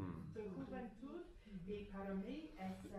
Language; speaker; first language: Spanish; non-native, fluent; English